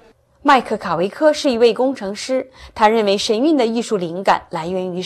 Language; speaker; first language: Chinese; native; Chinese